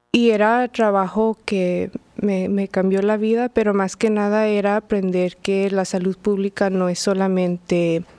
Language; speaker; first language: Spanish; early bilingual, heritage; Spanish